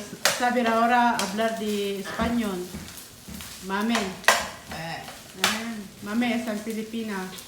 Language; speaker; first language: Spanish; non-native, learner; Filipino